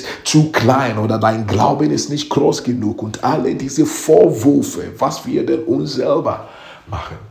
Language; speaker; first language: German; non-native, fluent; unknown